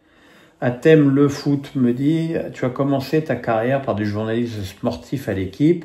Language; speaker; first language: French; native; French